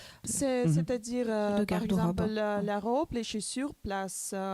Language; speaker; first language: French; non-native, learner; Macedonian